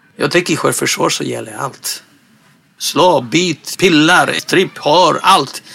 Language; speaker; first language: Swedish; non-native, fluent; Spanish